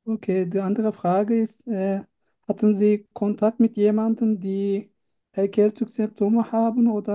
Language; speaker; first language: German; non-native, fluent; Turkish